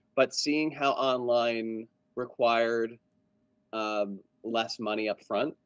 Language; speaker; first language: English; native; English